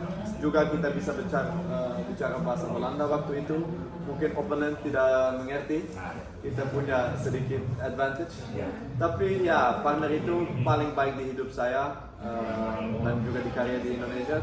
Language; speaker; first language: Indonesian; non-native, fluent; Dutch